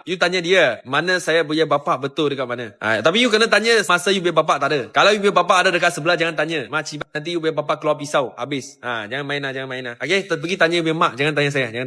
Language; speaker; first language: Malay; non-native, local second language; Chinese